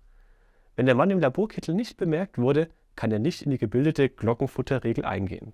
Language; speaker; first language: German; native; German